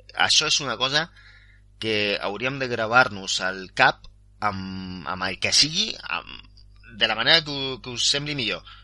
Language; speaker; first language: Catalan; non-native, local second language; Spanish